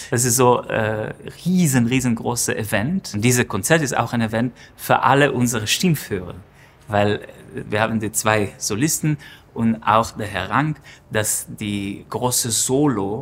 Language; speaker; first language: German; non-native, fluent; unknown